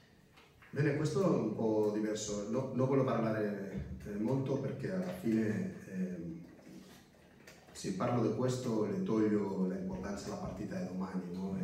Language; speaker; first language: Italian; non-native, fluent; Spanish